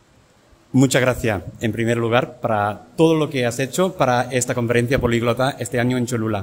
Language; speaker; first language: Spanish; non-native, fluent; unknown